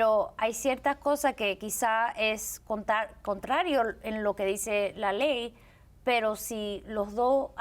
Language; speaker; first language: Spanish; early bilingual, heritage; Spanish